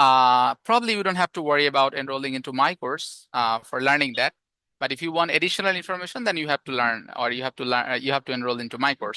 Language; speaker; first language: English; non-native, fluent; Bangla